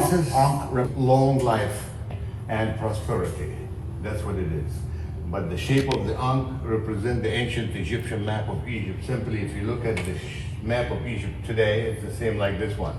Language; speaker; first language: English; non-native, fluent; Arabic